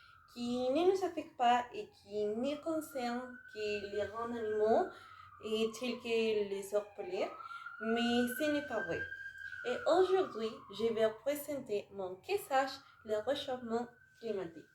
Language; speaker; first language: French; non-native, learner; Spanish